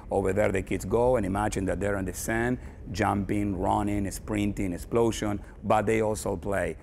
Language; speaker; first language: English; non-native, fluent; Spanish